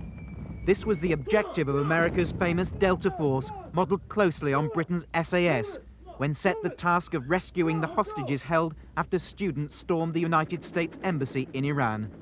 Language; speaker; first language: English; native; English